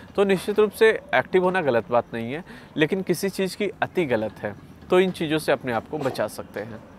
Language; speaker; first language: Hindi; native; Hindi